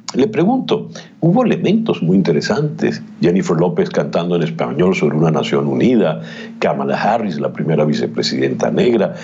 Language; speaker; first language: Spanish; native; Spanish